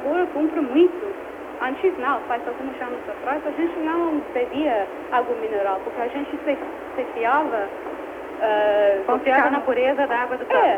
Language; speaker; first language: Portuguese; non-native, fluent; English